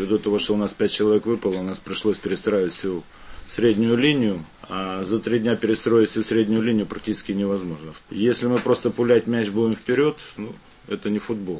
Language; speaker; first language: Russian; native; Russian